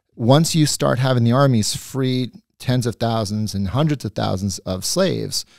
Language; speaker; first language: English; native; English